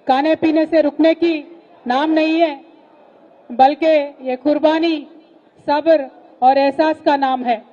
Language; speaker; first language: Hindi; non-native, local second language; Telugu